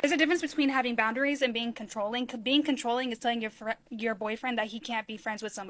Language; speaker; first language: English; native; English